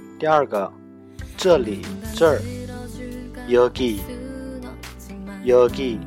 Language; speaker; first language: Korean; non-native, fluent; Chinese